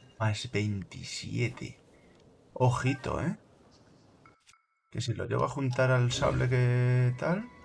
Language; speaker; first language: Spanish; native; Spanish